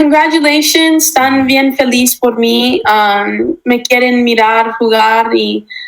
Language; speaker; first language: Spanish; early bilingual, heritage; English